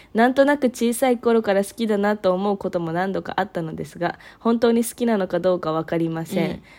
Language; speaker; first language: Japanese; early bilingual, heritage; Japanese